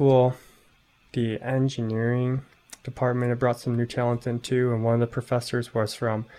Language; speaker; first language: English; native; English